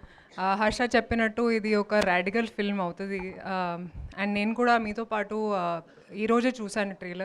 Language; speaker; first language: Telugu; non-native, fluent; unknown